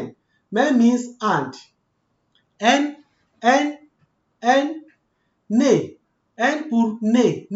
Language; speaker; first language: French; non-native, fluent; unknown